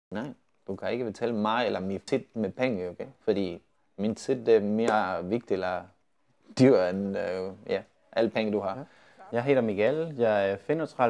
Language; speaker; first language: Danish; non-native, learner; Spanish